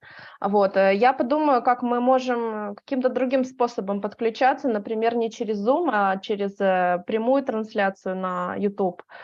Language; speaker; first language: Russian; native; Russian